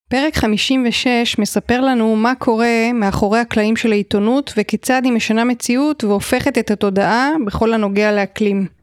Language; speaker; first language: Hebrew; native; Hebrew